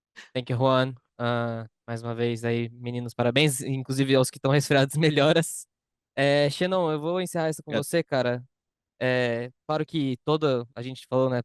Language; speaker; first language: Portuguese; native; Portuguese